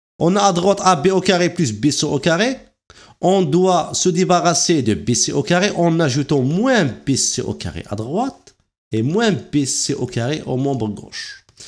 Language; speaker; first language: French; non-native, local second language; Arabic